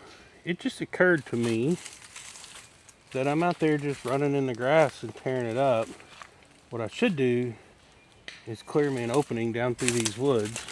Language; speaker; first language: English; native; English